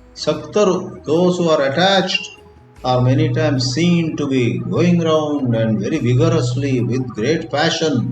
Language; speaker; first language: English; non-native, local second language; Kannada